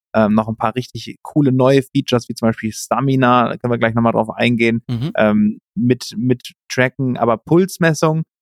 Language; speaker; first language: German; native; German